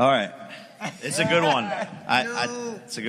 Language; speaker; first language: English; native; English